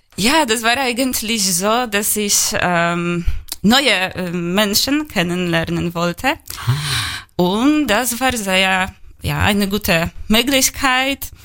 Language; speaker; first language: German; non-native, learner; Polish